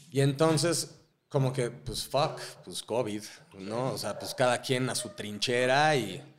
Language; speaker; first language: Spanish; native; Spanish